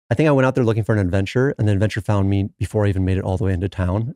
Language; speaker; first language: English; native; English